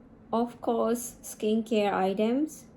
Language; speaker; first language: English; non-native, learner; Japanese